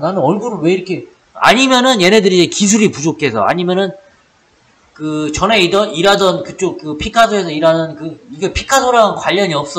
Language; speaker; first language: Korean; native; Korean